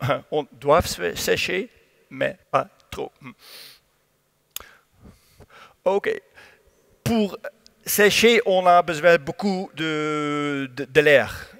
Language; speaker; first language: French; non-native, learner; Dutch